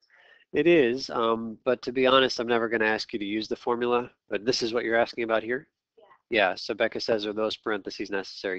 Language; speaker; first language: English; native; English